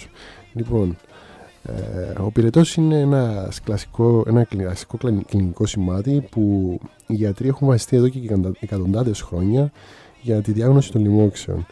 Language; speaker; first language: Greek; native; Greek